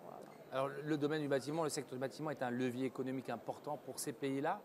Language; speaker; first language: French; non-native, local second language; Arabic